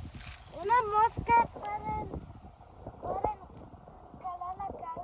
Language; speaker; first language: Spanish; early bilingual, heritage; Spanish